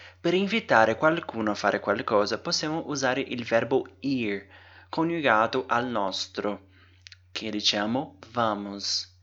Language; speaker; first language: Italian; non-native, fluent; Portuguese